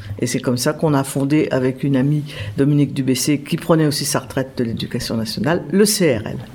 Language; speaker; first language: French; native; French